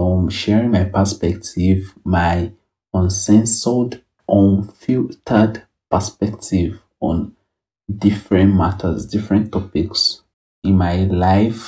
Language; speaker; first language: English; non-native, local second language; Yoruba